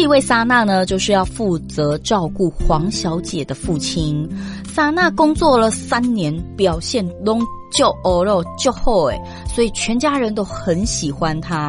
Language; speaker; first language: Chinese; native; Chinese